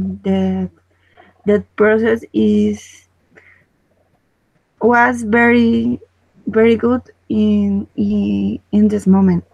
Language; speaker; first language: English; non-native, learner; Spanish